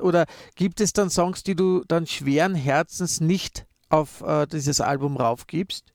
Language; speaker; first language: German; native; German